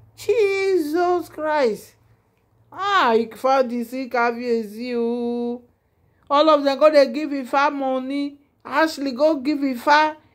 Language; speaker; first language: Nigerian Pidgin; non-native, local second language; Yoruba